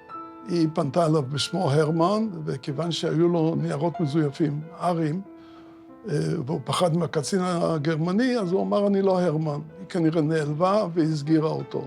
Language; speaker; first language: Hebrew; early bilingual, other home language; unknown